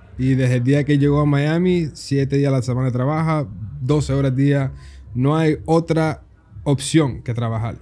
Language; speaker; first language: Spanish; early bilingual, heritage; Spanish